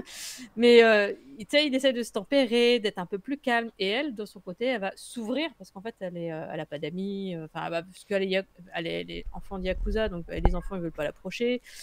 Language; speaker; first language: French; native; French